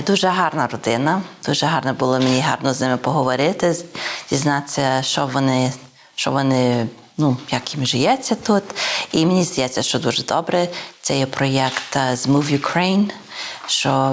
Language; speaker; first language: Ukrainian; early bilingual, heritage; Ukrainian